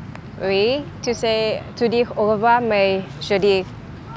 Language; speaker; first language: French; non-native, learner; Vietnamese